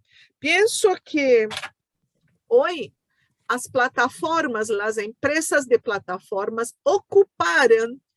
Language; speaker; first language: Spanish; non-native, fluent; Portuguese